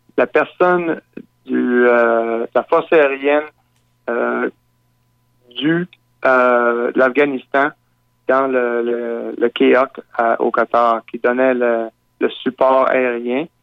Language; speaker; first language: French; native; French